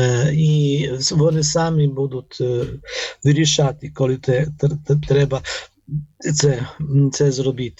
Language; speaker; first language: Polish; non-native, learner; Ukrainian